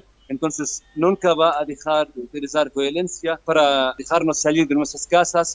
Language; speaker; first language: Spanish; non-native, fluent; Arabic